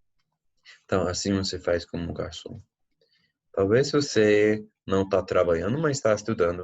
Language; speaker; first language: Portuguese; non-native, fluent; English